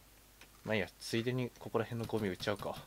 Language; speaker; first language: Japanese; native; Japanese